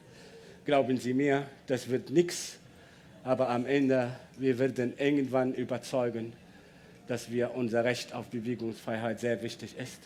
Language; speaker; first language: German; non-native, learner; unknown